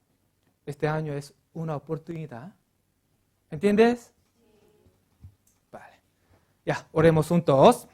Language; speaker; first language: Spanish; non-native, learner; Korean